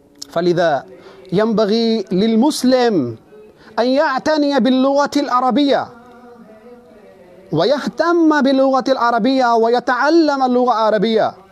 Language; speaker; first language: Arabic; non-native, fluent; Urdu